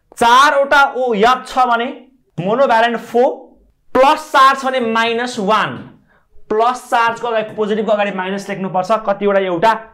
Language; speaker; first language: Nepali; native; Nepali